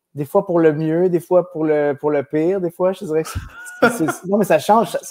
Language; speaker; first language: French; native; French